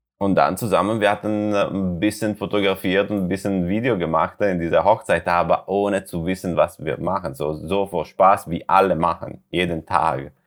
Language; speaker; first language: German; non-native, learner; Italian